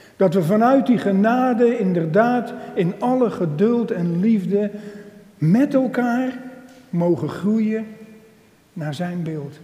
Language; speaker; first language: Dutch; native; Dutch